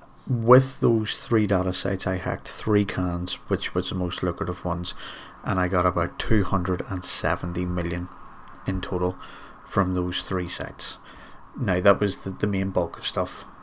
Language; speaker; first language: English; native; English